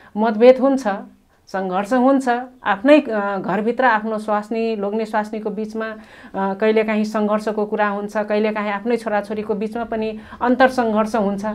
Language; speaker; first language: Nepali; non-native, local second language; Rana Tharu